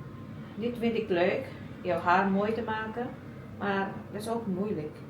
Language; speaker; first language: Dutch; non-native, learner; Cebuano